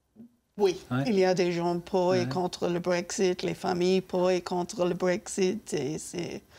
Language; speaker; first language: French; non-native, fluent; English